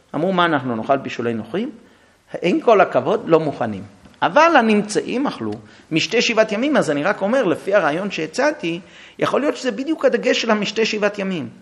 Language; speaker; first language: Hebrew; non-native, fluent; English